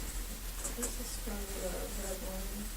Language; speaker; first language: English; native; English